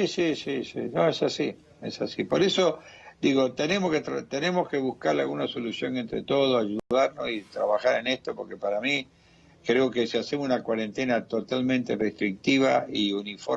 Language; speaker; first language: Spanish; native; Spanish